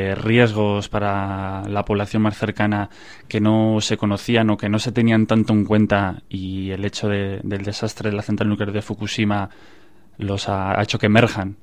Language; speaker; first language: Spanish; native; Spanish